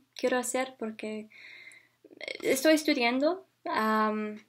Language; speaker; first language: Spanish; non-native, learner; English